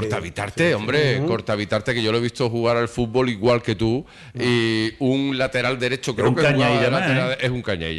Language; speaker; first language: Spanish; native; Spanish